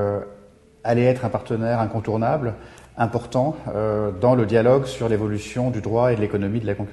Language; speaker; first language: French; native; French